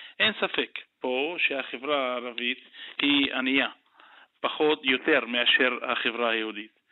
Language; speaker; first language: Hebrew; non-native, local second language; Arabic